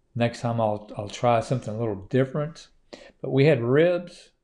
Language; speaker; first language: English; native; English